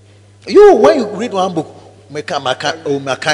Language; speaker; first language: English; non-native, local second language; Akan